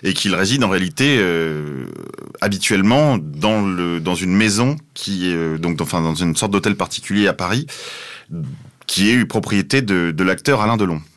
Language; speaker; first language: French; native; French